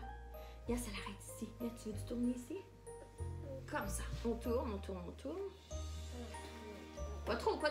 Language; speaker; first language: French; native; French